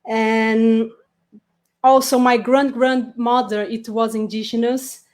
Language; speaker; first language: English; non-native, fluent; Portuguese